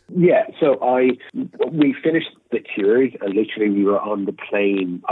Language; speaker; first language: English; native; English